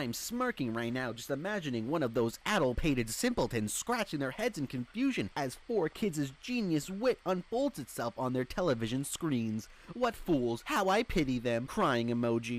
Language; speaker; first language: English; native; English